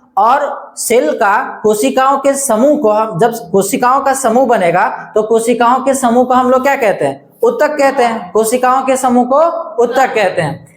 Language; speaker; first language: Hindi; native; Hindi